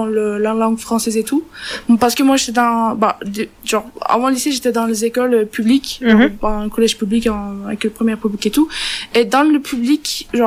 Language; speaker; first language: French; non-native, fluent; Turkish